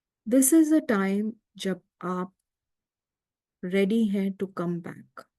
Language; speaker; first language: Hindi; native; Hindi